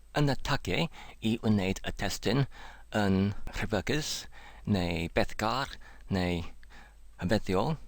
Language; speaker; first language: Welsh; non-native, learner; English